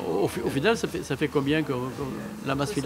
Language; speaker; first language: French; native; French